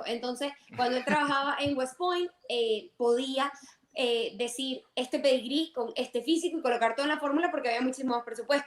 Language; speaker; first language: Spanish; native; Spanish